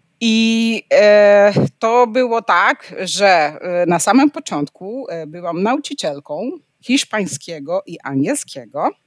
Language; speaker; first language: Polish; non-native, fluent; Spanish